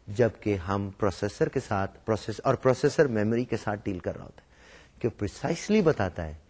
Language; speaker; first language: Urdu; native; Urdu